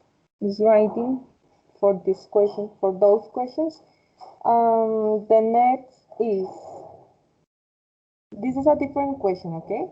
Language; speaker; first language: English; non-native, fluent; Spanish